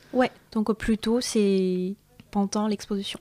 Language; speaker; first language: French; non-native, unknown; Chinese